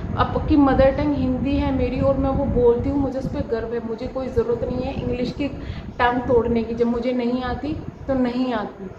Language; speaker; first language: Hindi; native; Hindi